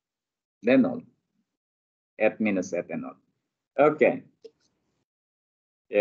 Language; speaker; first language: Swedish; non-native, fluent; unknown